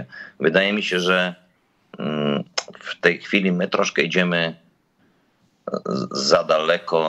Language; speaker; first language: Polish; native; Polish